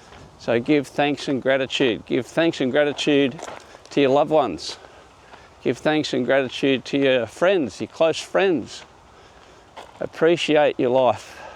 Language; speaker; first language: English; native; English